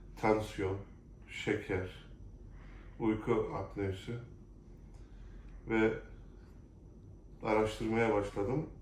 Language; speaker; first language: Turkish; early bilingual, heritage; Turkish